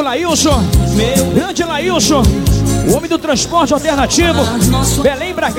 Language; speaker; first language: Portuguese; native; Portuguese